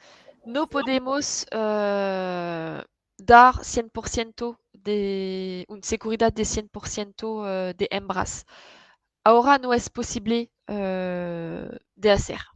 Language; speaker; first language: Spanish; non-native, fluent; French